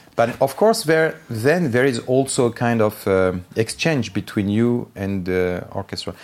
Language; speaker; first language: English; non-native, fluent; Armenian